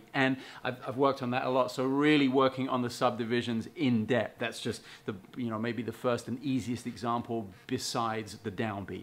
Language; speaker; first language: English; native; English